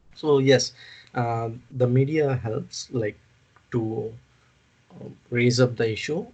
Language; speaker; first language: English; non-native, local second language; Odia